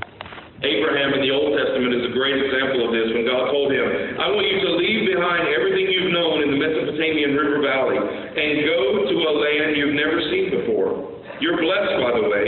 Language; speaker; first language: English; native; English